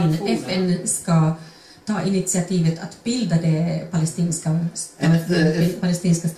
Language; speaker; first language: Swedish; non-native, fluent; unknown